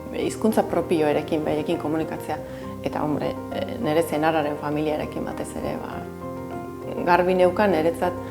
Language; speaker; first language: Basque; non-native, fluent; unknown